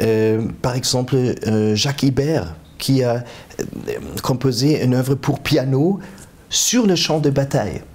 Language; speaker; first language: French; non-native, fluent; German